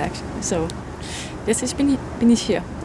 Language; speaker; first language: German; non-native, learner; Danish